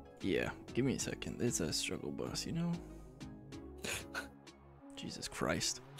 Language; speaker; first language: English; native; English